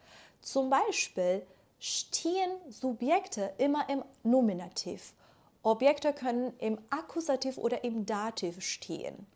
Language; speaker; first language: German; native; German